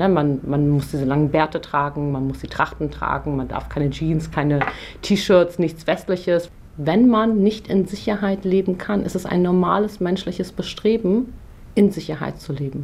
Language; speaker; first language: German; early bilingual, other home language; Persian